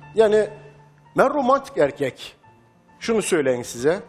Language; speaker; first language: Turkish; non-native, learner; Turkmen